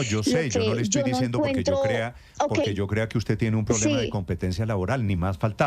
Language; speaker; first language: Spanish; native; Spanish